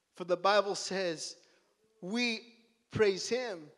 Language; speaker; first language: English; early bilingual, other home language; Spanish